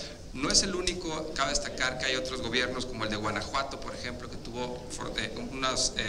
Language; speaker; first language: Spanish; native; Spanish